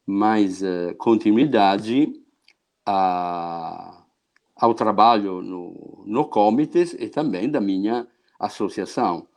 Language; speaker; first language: Portuguese; non-native, fluent; Italian